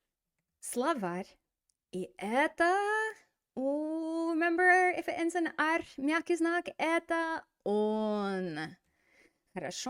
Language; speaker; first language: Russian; non-native, fluent; English